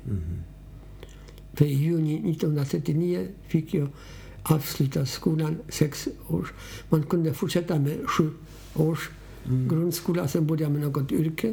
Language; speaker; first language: Swedish; non-native, fluent; Polish